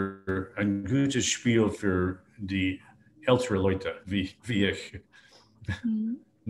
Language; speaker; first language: German; non-native, learner; English